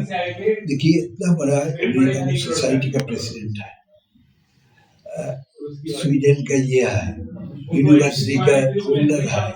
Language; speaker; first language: Hindi; non-native, local second language; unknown